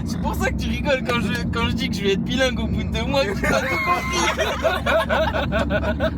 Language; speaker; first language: French; native; French